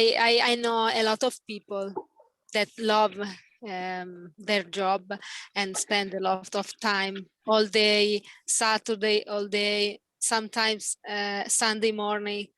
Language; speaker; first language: English; non-native, learner; Italian